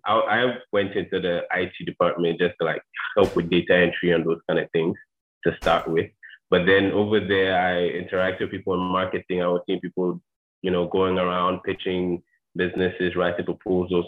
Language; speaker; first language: English; non-native, local second language; Akan